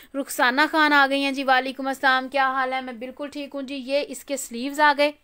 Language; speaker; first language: Urdu; native; Urdu